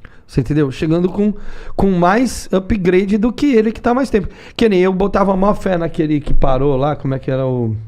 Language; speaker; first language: Portuguese; native; Portuguese